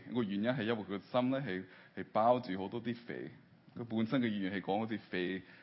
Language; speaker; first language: Cantonese; early bilingual, heritage; Cantonese